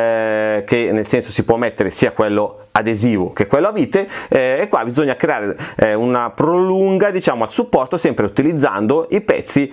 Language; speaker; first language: Italian; native; Italian